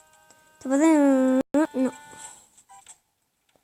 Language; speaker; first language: French; native; French